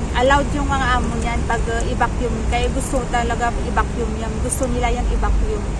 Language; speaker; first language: Filipino; native; Filipino